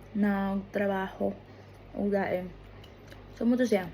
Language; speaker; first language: Filipino; non-native, local second language; Cebuano